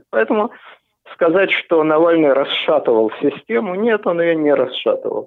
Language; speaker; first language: Russian; native; Russian